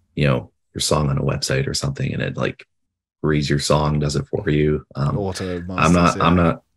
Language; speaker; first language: English; native; English